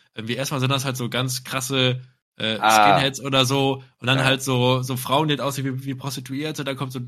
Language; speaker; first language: German; native; German